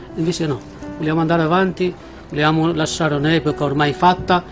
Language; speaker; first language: Italian; non-native, fluent; Arabic